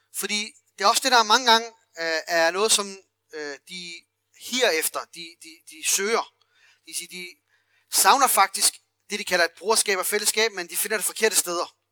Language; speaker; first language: Danish; early bilingual, other home language; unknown